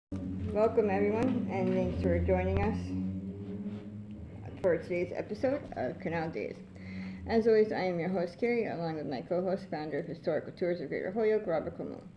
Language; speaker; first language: English; native; English